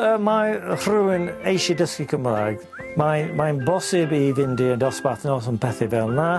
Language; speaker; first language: Welsh; non-native, learner; English